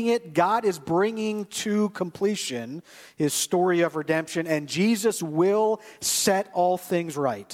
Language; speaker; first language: English; native; English